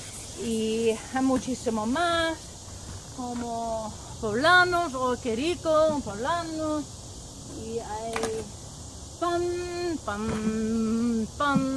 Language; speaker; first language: Spanish; non-native, learner; English